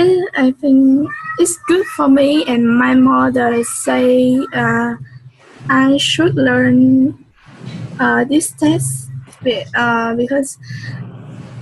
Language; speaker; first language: English; non-native, learner; Vietnamese